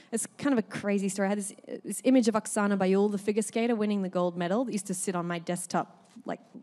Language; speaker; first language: English; native; English